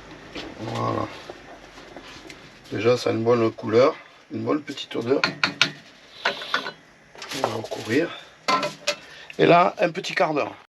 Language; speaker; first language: French; native; French